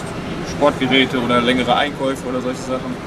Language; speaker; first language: German; native; German